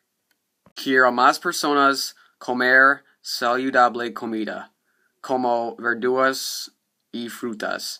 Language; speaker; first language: Spanish; non-native, learner; English